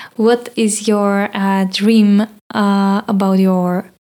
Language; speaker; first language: English; non-native, learner; Czech